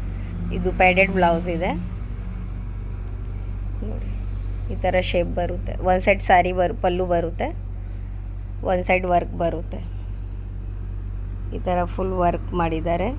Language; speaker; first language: Kannada; non-native, local second language; Urdu